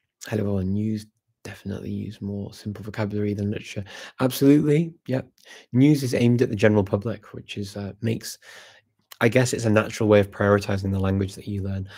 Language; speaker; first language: English; native; English